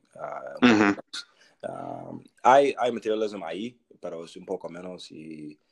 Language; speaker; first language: Spanish; non-native, learner; English